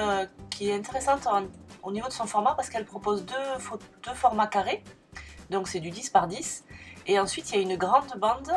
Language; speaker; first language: French; native; French